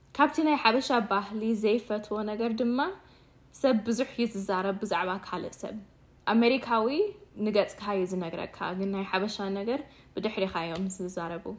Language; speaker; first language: Tigrinya; early bilingual, heritage; Tigrinya